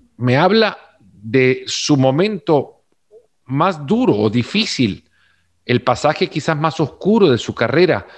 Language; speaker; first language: Spanish; native; Spanish